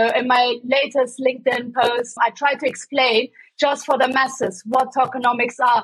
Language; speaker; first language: English; non-native, fluent; German